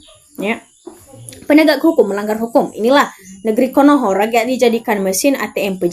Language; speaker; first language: Indonesian; native; Indonesian